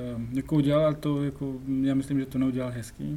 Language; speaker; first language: Czech; non-native, learner; Pashto